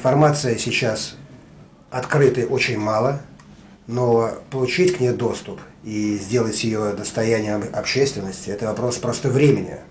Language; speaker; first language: Russian; native; Russian